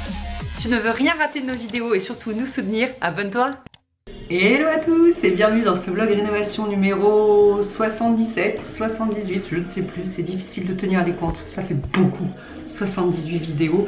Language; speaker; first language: French; native; French